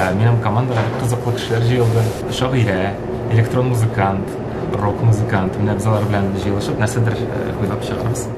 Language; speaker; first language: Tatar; early bilingual, heritage; Tatar